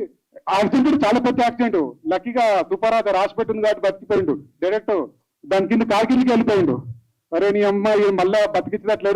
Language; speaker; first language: Telugu; native; Telugu